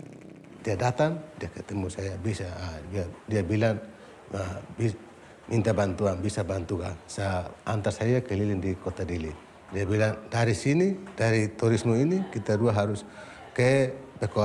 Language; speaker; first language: Indonesian; non-native, local second language; Tetum